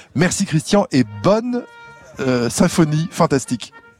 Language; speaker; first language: French; native; French